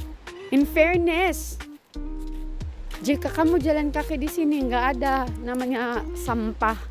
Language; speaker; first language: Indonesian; non-native, fluent; Filipino